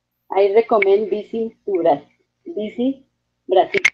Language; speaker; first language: English; non-native, learner; Spanish